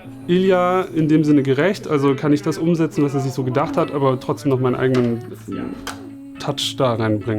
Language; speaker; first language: German; native; German